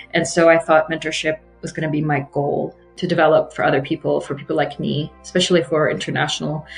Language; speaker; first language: English; non-native, fluent; Arabic